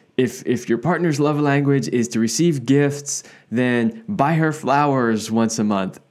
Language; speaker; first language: English; native; English